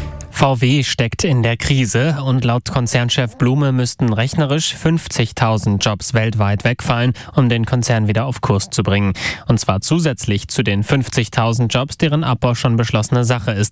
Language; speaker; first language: German; native; German